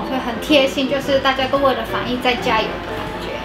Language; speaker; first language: Chinese; non-native, fluent; Japanese